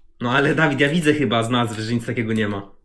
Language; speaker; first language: Polish; native; Polish